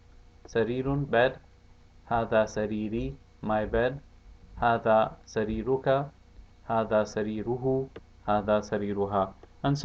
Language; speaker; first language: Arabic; non-native, fluent; English